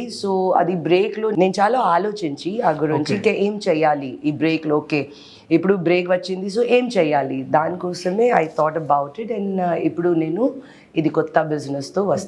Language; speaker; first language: Telugu; non-native, learner; Hindi